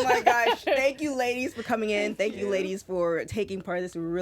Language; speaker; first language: English; native; English